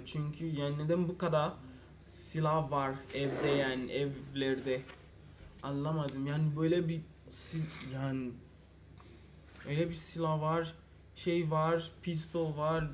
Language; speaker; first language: Turkish; non-native, learner; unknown